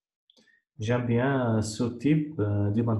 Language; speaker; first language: French; non-native, learner; Arabic